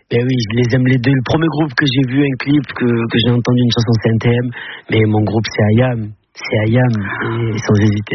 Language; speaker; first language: French; native; French